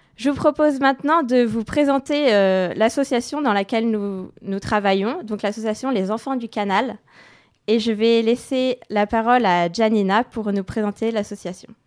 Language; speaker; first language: French; native; French